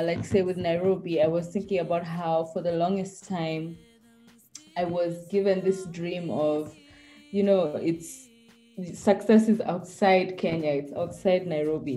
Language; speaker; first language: English; native; English